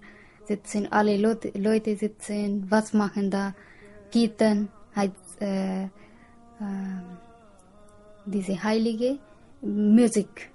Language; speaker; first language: German; non-native, learner; Punjabi